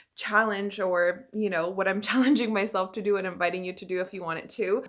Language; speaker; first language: English; early bilingual, other home language; Spanish